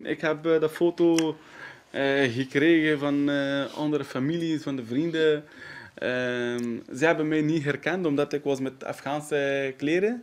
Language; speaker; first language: Dutch; non-native, learner; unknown